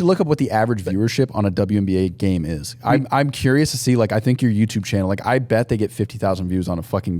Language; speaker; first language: English; native; English